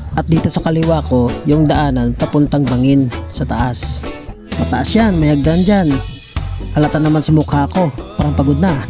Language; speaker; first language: Filipino; non-native, local second language; Hiligaynon